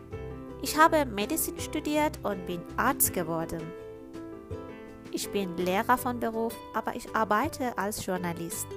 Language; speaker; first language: German; non-native, fluent; Persian